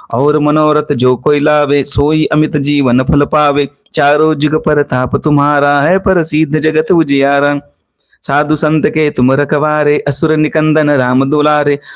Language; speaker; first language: Hindi; non-native, local second language; Marathi